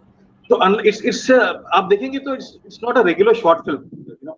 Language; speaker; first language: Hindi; native; Hindi